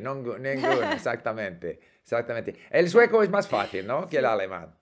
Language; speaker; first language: Spanish; non-native, fluent; English